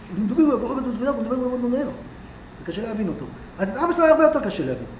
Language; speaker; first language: Hebrew; native; Hebrew